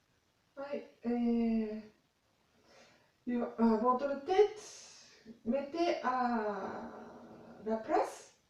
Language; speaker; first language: French; non-native, learner; Japanese